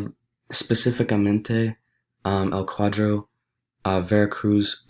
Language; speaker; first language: Spanish; non-native, learner; English